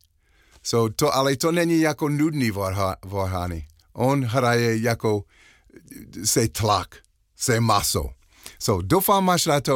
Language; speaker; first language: Czech; non-native, learner; English